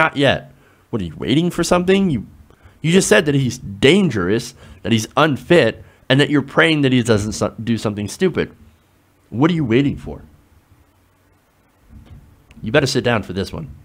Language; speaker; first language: English; native; English